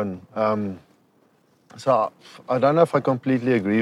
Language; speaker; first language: English; non-native, local second language; Afrikaans